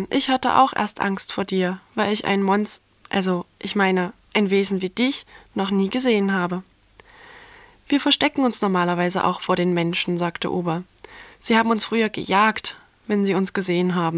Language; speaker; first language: German; native; German